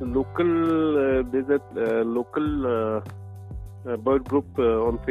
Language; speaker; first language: English; non-native, local second language; Punjabi